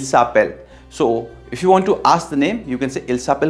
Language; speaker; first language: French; non-native, fluent; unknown